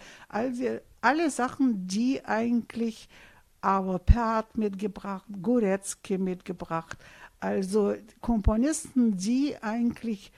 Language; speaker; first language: German; non-native, fluent; Russian